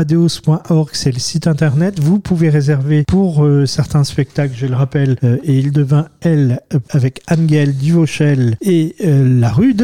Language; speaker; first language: French; native; French